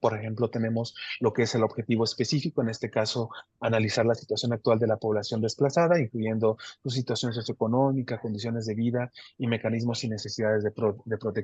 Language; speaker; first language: Spanish; native; Spanish